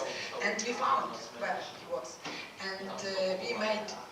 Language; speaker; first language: English; non-native, learner; Ukrainian